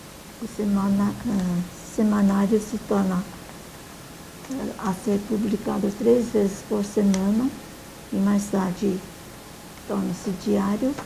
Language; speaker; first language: Portuguese; early bilingual, other home language; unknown